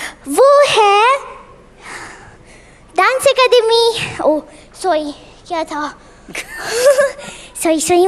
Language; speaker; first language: Hindi; non-native, local second language; Bangla